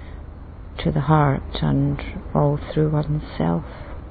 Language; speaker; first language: English; native; English